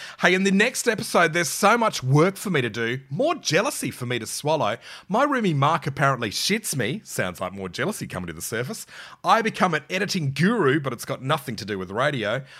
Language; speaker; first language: English; native; English